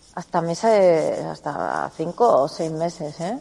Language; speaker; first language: Spanish; native; Spanish